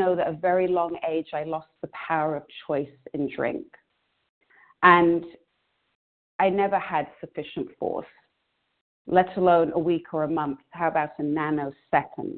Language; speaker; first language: English; native; English